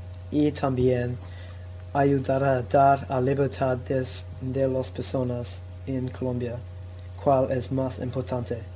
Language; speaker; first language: Spanish; non-native, learner; English